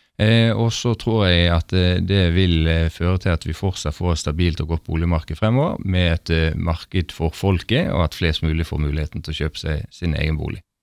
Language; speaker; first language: Norwegian; native; Norwegian